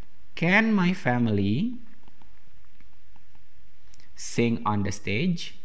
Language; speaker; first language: English; non-native, fluent; Indonesian